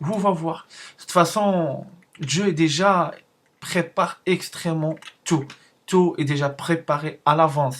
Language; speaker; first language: French; non-native, learner; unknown